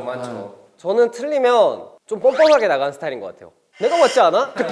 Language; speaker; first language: Korean; native; Korean